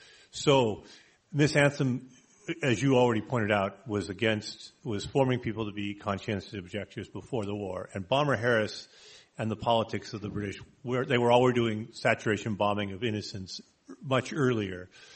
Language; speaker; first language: English; native; English